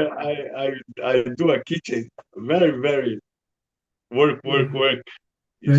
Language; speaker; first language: English; non-native, learner; Portuguese